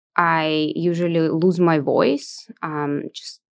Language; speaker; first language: English; non-native, fluent; Russian